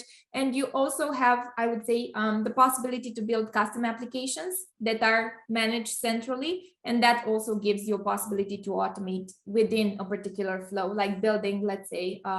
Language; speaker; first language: English; non-native, fluent; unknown